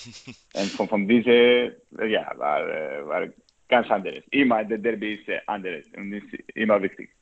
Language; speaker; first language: German; non-native, learner; Greek